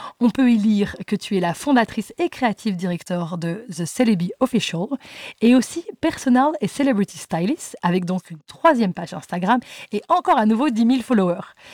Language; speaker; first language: French; native; French